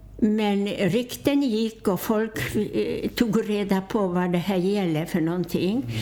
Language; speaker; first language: Swedish; non-native, fluent; Polish